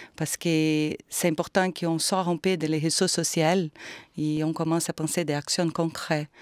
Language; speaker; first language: French; non-native, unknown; Portuguese